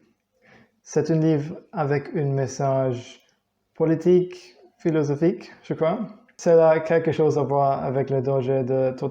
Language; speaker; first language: French; non-native, learner; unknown